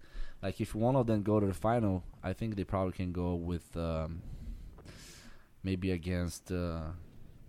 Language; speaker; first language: English; non-native, learner; Portuguese